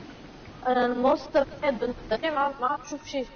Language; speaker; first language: Arabic; native; Arabic